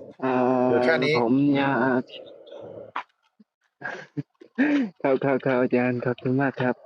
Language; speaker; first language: Thai; non-native, local second language; Mon